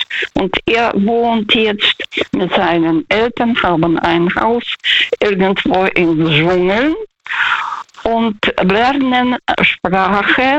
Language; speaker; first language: German; non-native, fluent; Russian